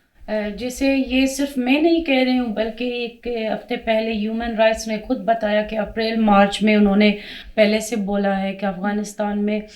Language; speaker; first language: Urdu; non-native, fluent; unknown